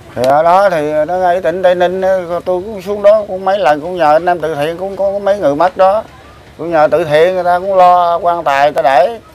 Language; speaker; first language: Vietnamese; early bilingual, heritage; Vietnamese